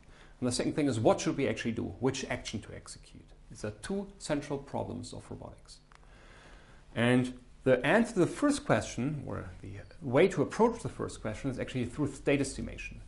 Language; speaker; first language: English; non-native, fluent; German